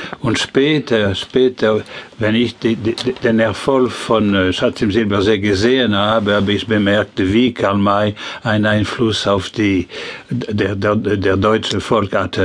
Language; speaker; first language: German; non-native, learner; French